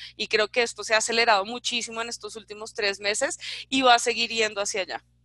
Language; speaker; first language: Spanish; native; Spanish